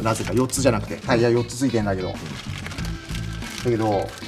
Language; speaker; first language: Japanese; native; Japanese